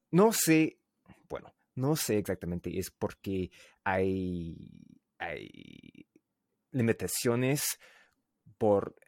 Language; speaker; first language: Spanish; non-native, learner; English